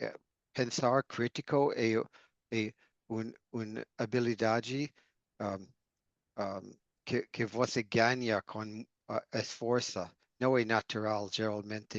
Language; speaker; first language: Portuguese; non-native, learner; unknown